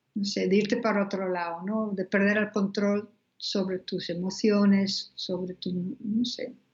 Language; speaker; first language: Spanish; non-native, fluent; Dutch